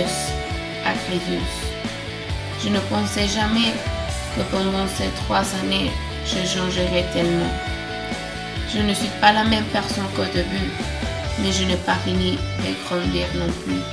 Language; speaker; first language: French; non-native, learner; Spanish